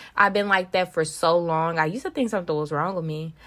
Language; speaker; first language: English; native; English